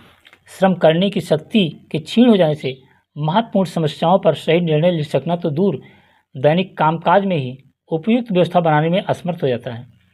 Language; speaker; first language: Hindi; native; Hindi